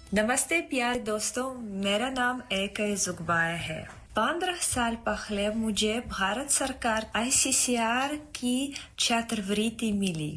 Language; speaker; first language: Hindi; non-native, fluent; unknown